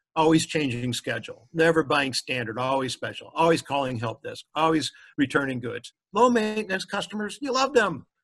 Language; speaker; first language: English; native; English